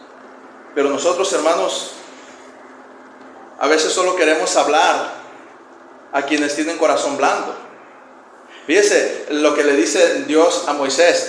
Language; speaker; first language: Spanish; native; Spanish